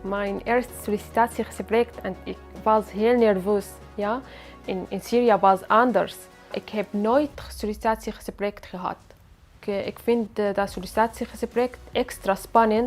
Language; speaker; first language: Dutch; non-native, learner; Arabic